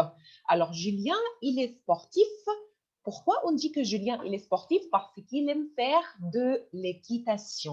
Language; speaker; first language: French; non-native, fluent; Arabic